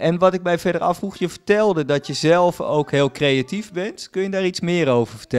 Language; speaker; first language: Dutch; native; Dutch